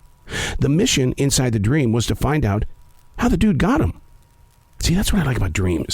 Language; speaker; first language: English; native; English